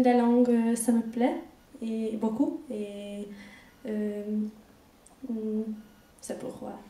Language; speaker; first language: French; non-native, learner; Hungarian